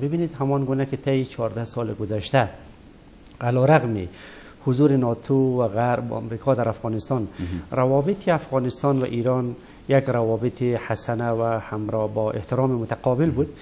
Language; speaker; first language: Persian; native; Persian